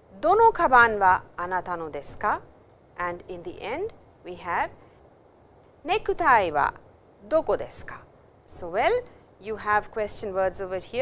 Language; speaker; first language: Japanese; non-native, fluent; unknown